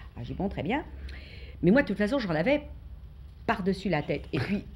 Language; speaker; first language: French; native; French